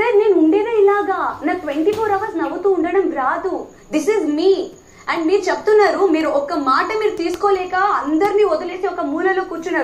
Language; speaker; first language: Telugu; native; Telugu